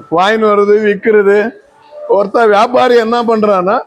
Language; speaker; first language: Tamil; non-native, local second language; Telugu